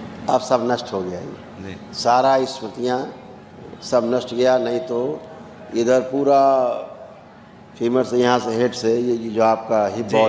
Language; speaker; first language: Hindi; native; Hindi